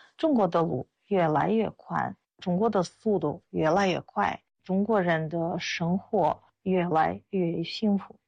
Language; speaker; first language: Chinese; non-native, fluent; Russian